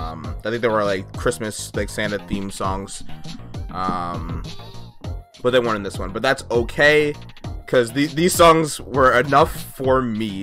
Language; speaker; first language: English; native; English